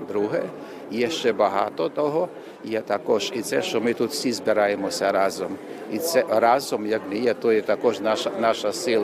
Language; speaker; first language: Ukrainian; early bilingual, heritage; Ukrainian